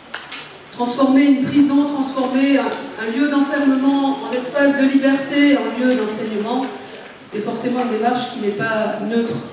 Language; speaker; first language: French; native; French